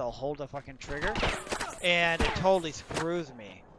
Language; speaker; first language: English; native; English